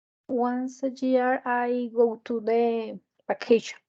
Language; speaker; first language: English; non-native, learner; Spanish